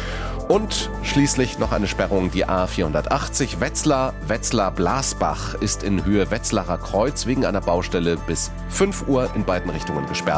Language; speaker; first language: German; native; German